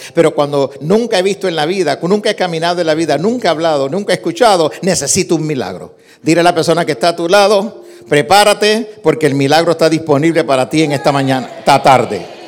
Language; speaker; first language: Spanish; early bilingual, heritage; Spanish